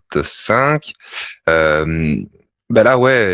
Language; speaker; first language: French; native; French